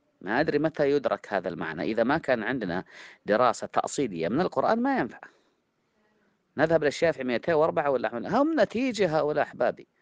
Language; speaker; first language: Arabic; native; Arabic